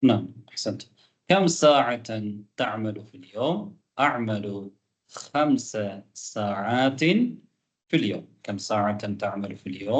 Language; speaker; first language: Arabic; non-native, fluent; Tamil